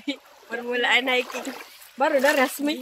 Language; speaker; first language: Indonesian; non-native, local second language; Malay